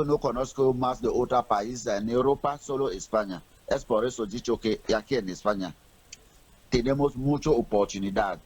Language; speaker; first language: Spanish; non-native, learner; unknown